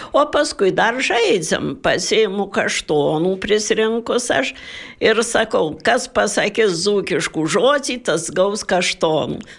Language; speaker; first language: Lithuanian; native; Lithuanian